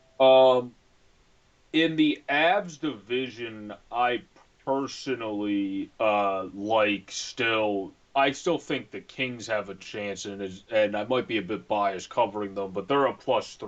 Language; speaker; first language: English; native; English